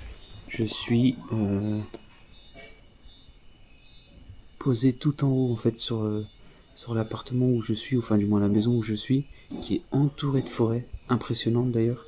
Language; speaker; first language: French; native; French